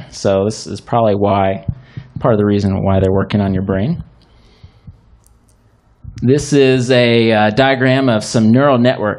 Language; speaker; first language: English; native; English